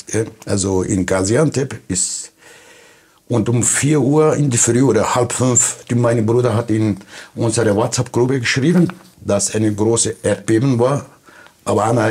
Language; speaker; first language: German; non-native, local second language; Turkish